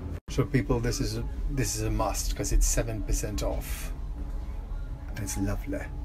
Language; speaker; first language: English; non-native, fluent; Swedish